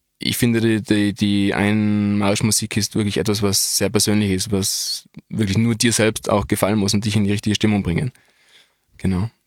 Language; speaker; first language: German; native; German